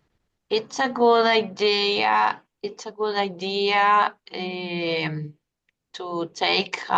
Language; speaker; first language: English; non-native, learner; Spanish